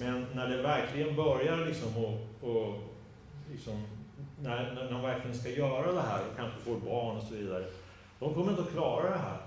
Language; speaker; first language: Swedish; native; Swedish